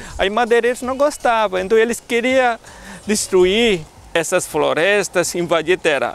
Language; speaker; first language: Portuguese; non-native, fluent; Malayalam